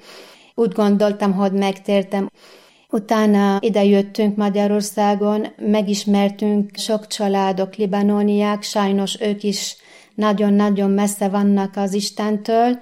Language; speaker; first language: Hungarian; non-native, learner; Arabic